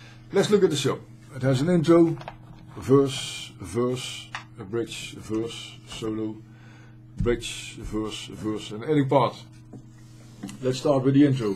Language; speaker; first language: English; non-native, fluent; Dutch